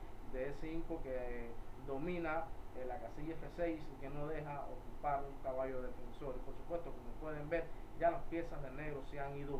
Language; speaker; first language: Spanish; native; Spanish